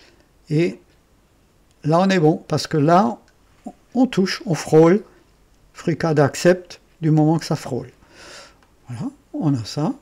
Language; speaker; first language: French; native; French